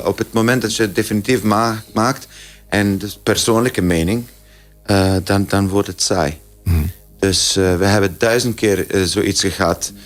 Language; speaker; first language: Dutch; non-native, fluent; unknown